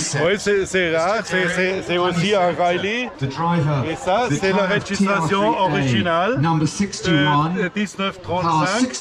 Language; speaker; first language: French; non-native, fluent; German